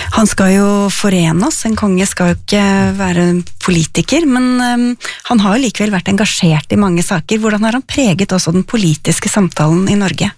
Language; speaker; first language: Norwegian; native; Norwegian